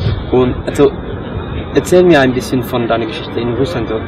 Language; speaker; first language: German; non-native, fluent; English